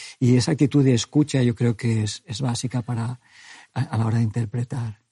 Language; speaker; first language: Spanish; native; Spanish